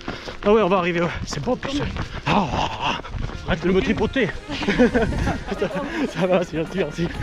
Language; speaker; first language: French; native; French